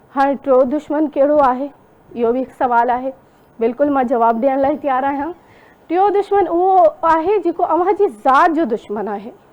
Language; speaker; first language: Sindhi; non-native, local second language; Urdu